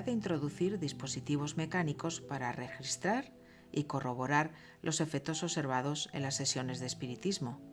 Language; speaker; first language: Spanish; native; Spanish